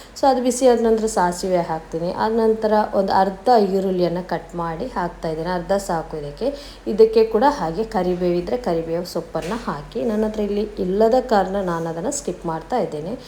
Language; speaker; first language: Kannada; non-native, local second language; Badaga